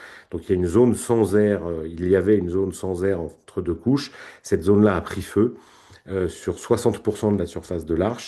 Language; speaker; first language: French; native; French